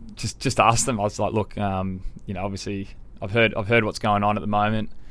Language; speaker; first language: English; native; English